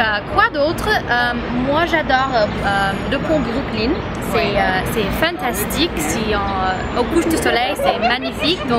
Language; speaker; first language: French; non-native, fluent; English